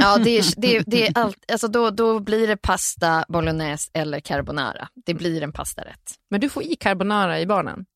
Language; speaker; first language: Swedish; native; Swedish